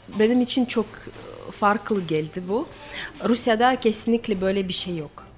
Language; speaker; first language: Turkish; non-native, fluent; Russian